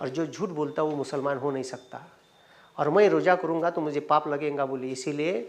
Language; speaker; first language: Hindi; non-native, local second language; Marathi